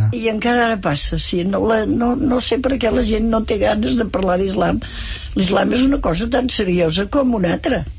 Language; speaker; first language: Catalan; native; Catalan